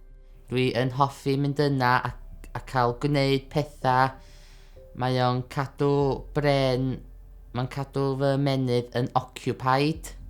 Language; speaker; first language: Welsh; native; Welsh